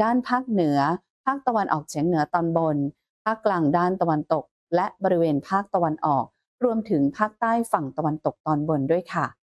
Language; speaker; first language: Thai; native; Thai